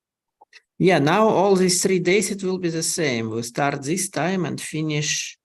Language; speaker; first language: English; non-native, fluent; Russian